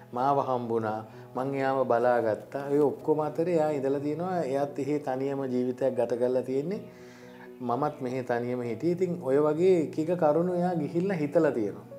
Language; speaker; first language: Sinhala; native; Sinhala